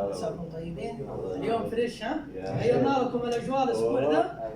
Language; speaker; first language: Arabic; native; Arabic